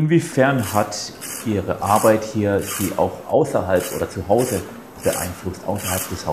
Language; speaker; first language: German; native; German